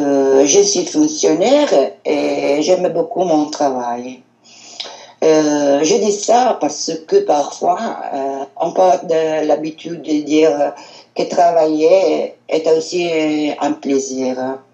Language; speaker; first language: French; non-native, learner; Italian